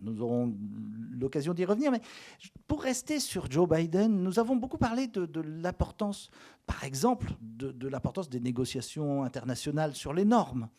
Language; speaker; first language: French; native; French